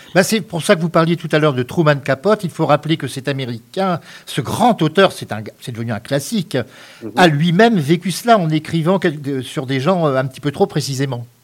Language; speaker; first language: French; native; French